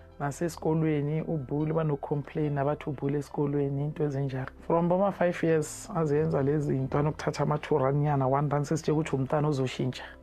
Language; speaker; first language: Zulu; non-native, local second language; Tsonga